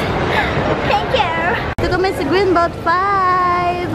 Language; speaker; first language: Filipino; native; Filipino